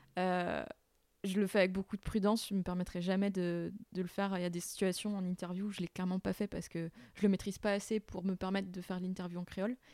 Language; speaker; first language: French; non-native, local second language; Réunion Creole French